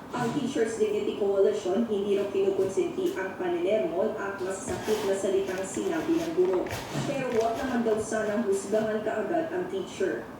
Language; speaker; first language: Filipino; native; Filipino